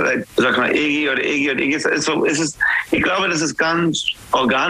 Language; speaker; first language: German; non-native, learner; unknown